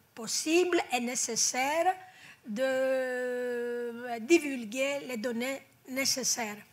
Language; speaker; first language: French; non-native, fluent; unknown